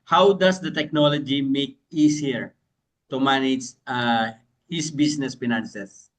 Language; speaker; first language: English; non-native, local second language; Filipino